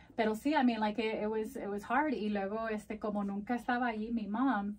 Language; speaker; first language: English; early bilingual, other home language; Spanish